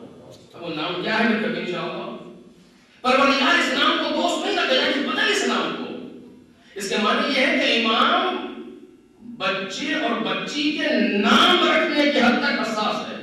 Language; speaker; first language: Urdu; native; Urdu